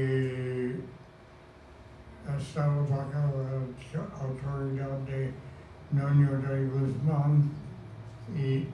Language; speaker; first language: Spanish; non-native, fluent; English